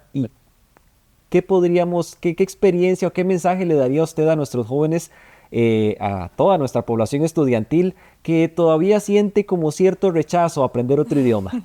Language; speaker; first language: Spanish; native; Spanish